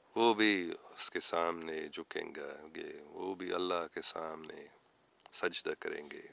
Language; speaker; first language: Hindi; non-native, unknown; English